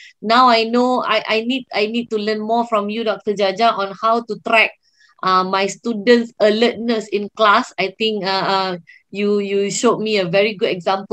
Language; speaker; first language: English; non-native, local second language; Malay